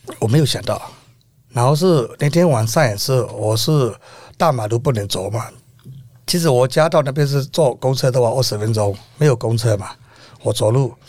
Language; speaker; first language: Chinese; non-native, fluent; Burmese